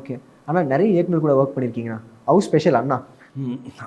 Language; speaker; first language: Tamil; native; Tamil